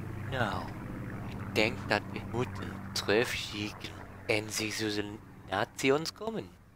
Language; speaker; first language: Dutch; non-native, learner; English